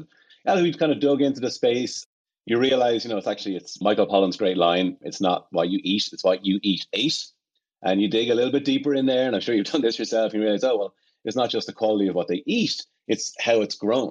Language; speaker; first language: English; native; English